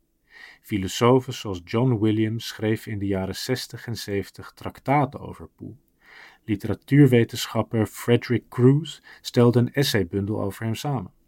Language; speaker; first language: Dutch; native; Dutch